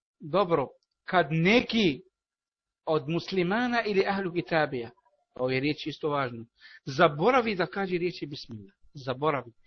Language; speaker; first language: Bosnian; non-native, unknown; Arabic